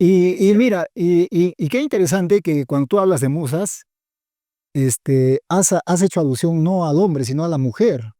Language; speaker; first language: Spanish; native; Spanish